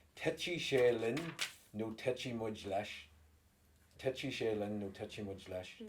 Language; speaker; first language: Irish; non-native, local second language; English